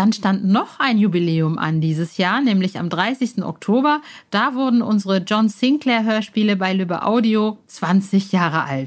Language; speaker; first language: German; native; German